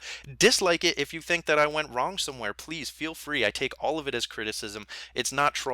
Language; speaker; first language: English; native; English